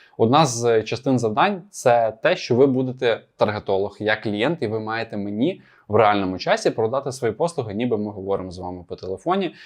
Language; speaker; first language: Ukrainian; non-native, local second language; Russian